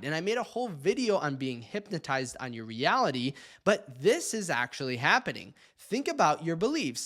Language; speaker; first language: English; native; English